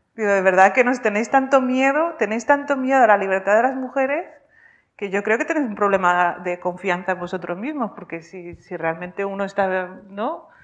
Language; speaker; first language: Spanish; native; Spanish